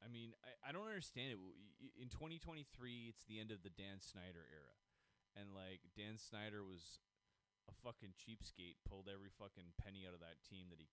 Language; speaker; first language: English; native; English